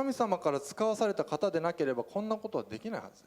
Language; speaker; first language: Japanese; native; Japanese